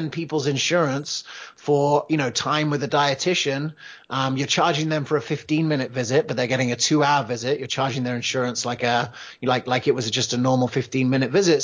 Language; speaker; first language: English; native; English